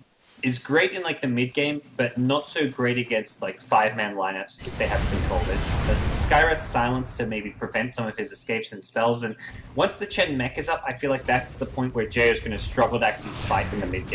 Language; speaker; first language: English; native; English